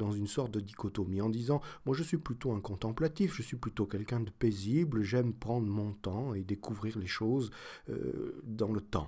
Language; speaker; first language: French; native; French